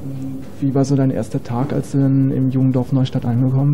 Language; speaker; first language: German; native; German